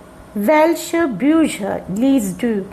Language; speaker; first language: German; non-native, fluent; Malayalam